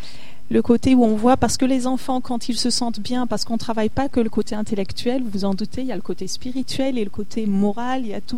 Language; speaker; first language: French; native; French